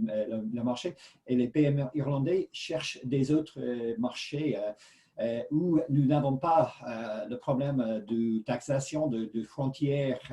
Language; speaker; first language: French; non-native, fluent; English